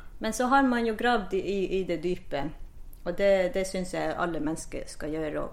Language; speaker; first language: Norwegian; non-native, local second language; Northern Sami